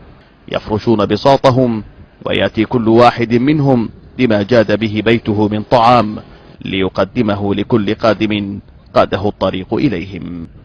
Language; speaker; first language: Arabic; native; Arabic